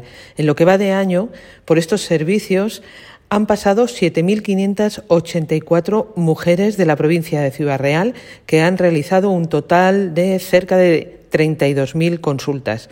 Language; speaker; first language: Spanish; native; Spanish